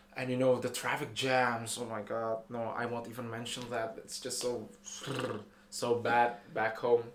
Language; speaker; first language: English; non-native, fluent; Indonesian